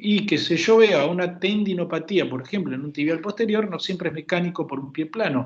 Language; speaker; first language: Spanish; native; Spanish